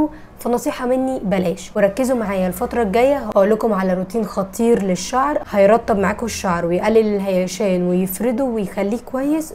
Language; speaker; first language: Arabic; native; Arabic